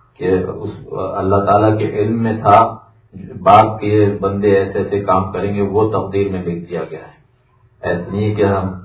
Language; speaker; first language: Urdu; native; Urdu